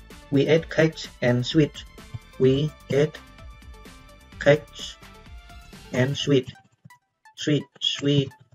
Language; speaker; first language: English; non-native, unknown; Vietnamese